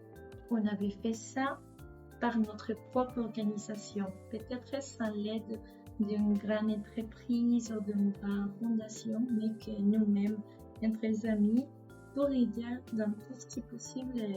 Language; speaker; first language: French; non-native, fluent; Spanish